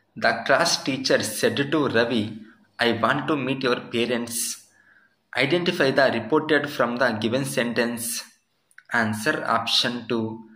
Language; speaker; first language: English; non-native, local second language; Telugu